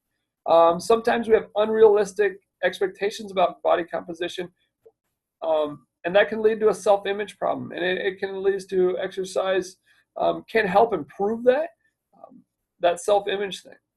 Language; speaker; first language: English; native; English